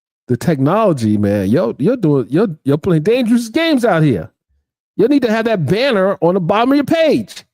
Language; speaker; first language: English; native; English